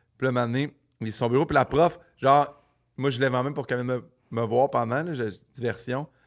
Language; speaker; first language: French; native; French